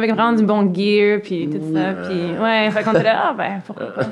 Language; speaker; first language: French; native; French